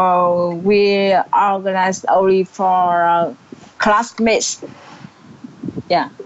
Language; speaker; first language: English; non-native, learner; Vietnamese